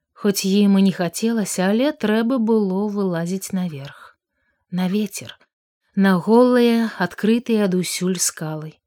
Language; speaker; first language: Belarusian; native; Belarusian